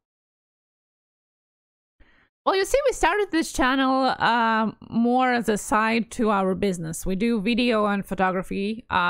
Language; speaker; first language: English; non-native, fluent; Latvian